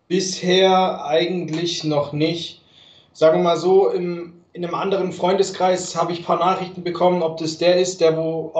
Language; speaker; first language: German; native; German